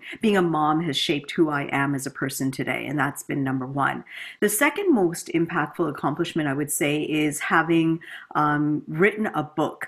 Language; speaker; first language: English; native; English